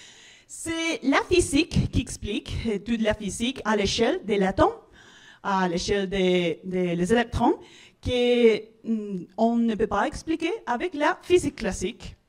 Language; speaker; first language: French; non-native, learner; Spanish